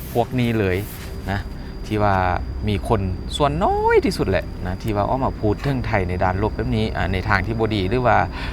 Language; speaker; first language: Thai; native; Thai